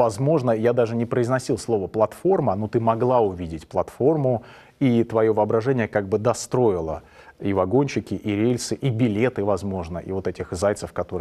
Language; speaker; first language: Russian; native; Russian